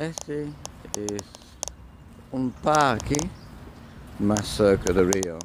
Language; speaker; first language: Spanish; non-native, learner; English